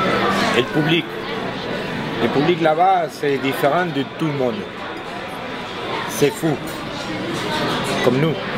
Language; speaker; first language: French; non-native, learner; Spanish